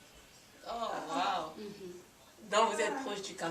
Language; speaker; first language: French; non-native, learner; English